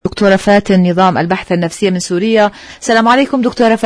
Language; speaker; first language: Arabic; native; Arabic